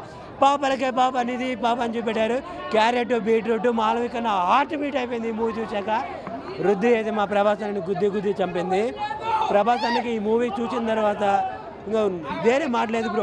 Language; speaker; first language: Telugu; native; Telugu